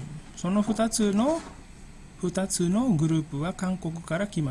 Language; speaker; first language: Japanese; non-native, fluent; Indonesian